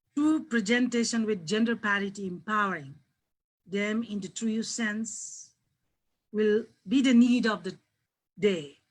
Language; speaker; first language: English; non-native, local second language; Nepali